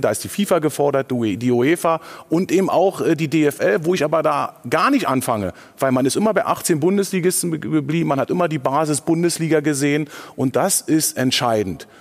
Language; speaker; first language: German; native; German